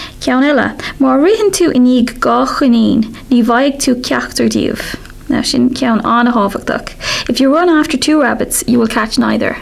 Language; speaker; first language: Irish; non-native, local second language; English